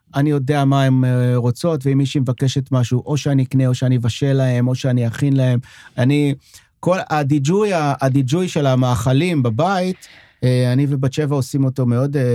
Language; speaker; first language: Hebrew; non-native, local second language; French